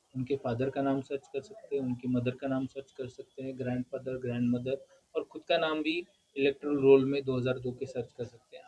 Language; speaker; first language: Hindi; non-native, local second language; Marathi